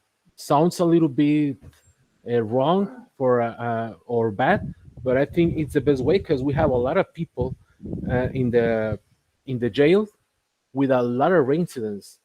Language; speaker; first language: English; non-native, learner; Spanish